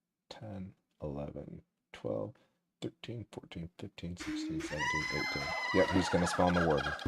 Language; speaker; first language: English; native; English